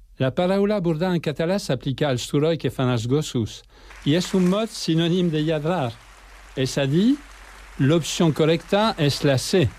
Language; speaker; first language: Catalan; non-native, learner; French